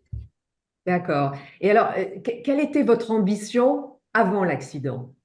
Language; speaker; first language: French; native; French